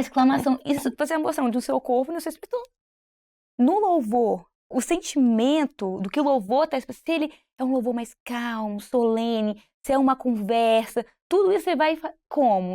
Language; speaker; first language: Portuguese; native; Portuguese